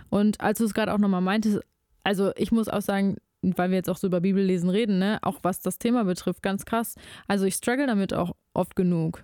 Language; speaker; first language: German; native; German